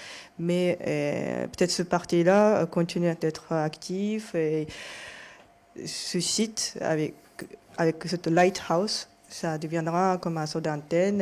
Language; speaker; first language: French; non-native, fluent; Japanese